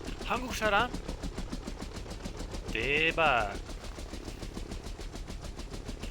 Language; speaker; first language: Korean; non-native, learner; English